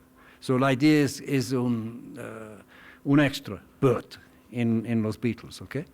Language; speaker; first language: Spanish; non-native, learner; English